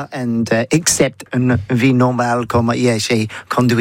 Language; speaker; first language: French; non-native, learner; English